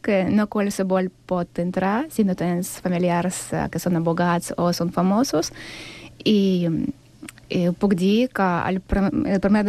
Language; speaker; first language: Catalan; non-native, fluent; Ukrainian